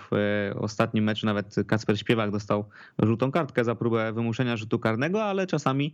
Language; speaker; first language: Polish; native; Polish